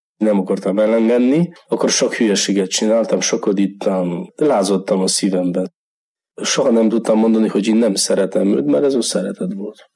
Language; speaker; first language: Hungarian; non-native, learner; Polish